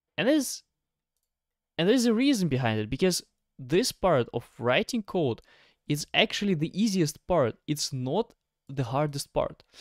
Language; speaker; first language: English; non-native, fluent; Ukrainian